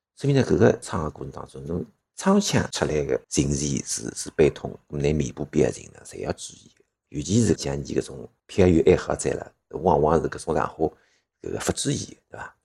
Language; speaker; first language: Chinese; native; Chinese